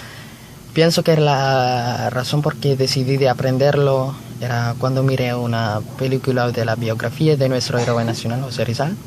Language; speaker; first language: Spanish; non-native, learner; Filipino